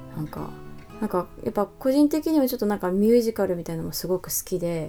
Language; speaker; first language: Japanese; native; Japanese